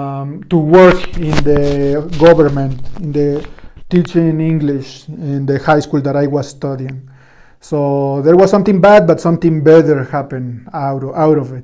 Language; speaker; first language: English; non-native, fluent; Spanish